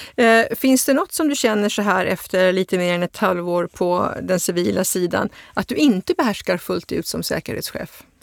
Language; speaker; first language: Swedish; native; Swedish